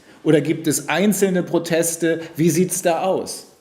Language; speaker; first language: German; native; German